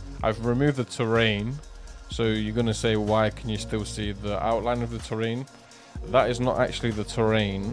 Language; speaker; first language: English; native; English